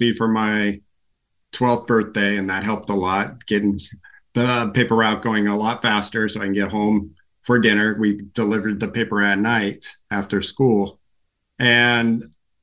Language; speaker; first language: English; native; English